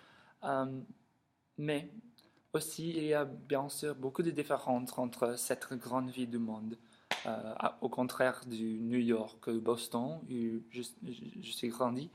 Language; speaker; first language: French; non-native, learner; English